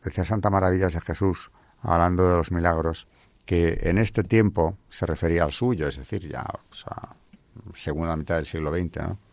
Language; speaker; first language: Spanish; native; Spanish